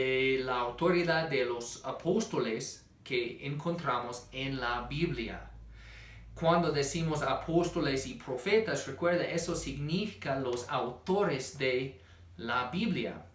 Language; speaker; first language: Spanish; non-native, fluent; English